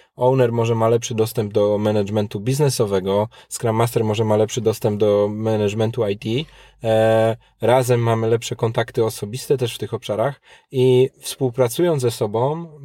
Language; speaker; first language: Polish; native; Polish